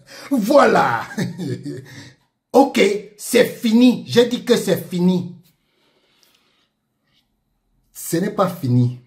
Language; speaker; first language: French; native; French